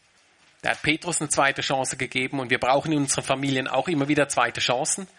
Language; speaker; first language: German; native; German